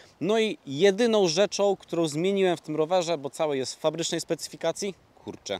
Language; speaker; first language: Polish; native; Polish